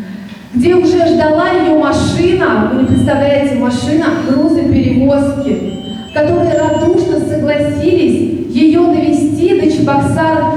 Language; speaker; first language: Russian; native; Russian